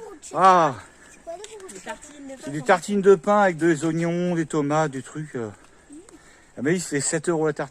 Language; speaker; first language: French; native; French